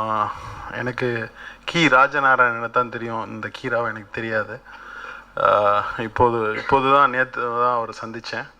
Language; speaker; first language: Tamil; native; Tamil